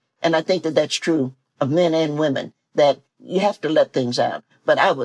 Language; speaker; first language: English; native; English